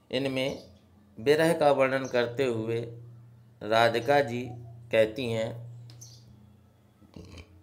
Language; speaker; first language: Hindi; native; Hindi